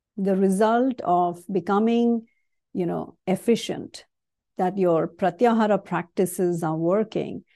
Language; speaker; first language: English; non-native, local second language; Kannada